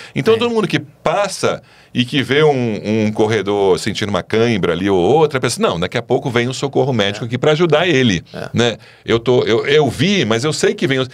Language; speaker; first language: Portuguese; native; Portuguese